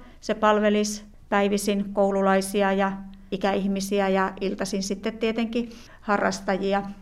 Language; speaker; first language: Finnish; native; Finnish